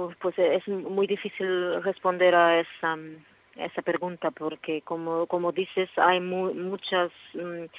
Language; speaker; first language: Spanish; non-native, learner; Portuguese